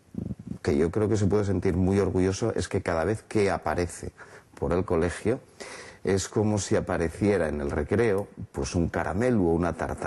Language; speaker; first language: Spanish; native; Spanish